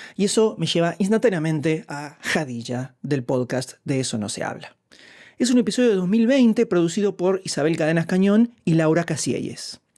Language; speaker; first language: Spanish; native; Spanish